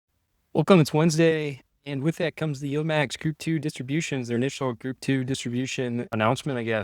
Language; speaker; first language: English; native; English